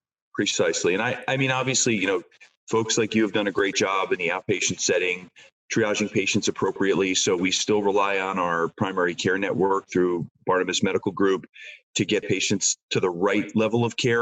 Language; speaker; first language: English; native; English